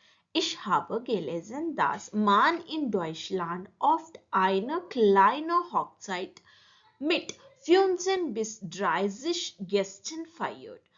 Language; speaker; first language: German; non-native, learner; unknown